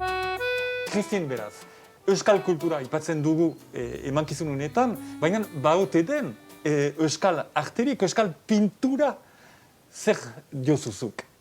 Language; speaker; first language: Basque; native; Basque